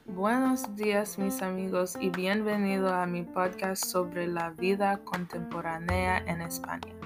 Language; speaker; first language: Spanish; non-native, learner; English